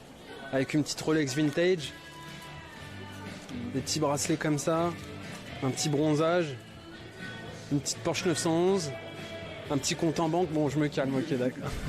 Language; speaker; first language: French; native; French